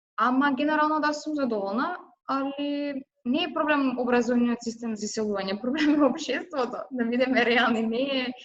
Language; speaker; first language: Macedonian; native; Macedonian